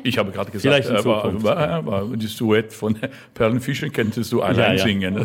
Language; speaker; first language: German; non-native, fluent; French